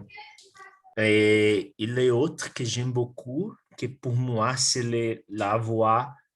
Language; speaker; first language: French; non-native, learner; Portuguese